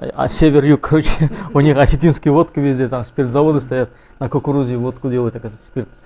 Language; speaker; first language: Russian; non-native, local second language; Kazakh